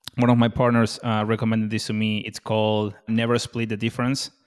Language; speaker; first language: English; non-native, fluent; Spanish